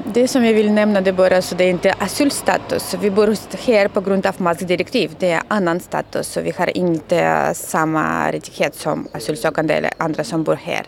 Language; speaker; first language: Swedish; non-native, learner; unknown